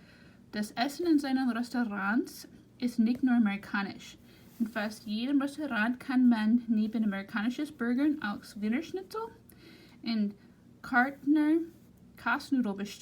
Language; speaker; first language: German; non-native, fluent; English